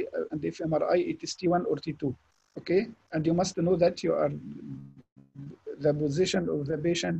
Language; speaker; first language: English; non-native, fluent; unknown